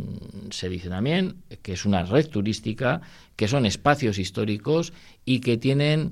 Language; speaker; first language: Spanish; native; Spanish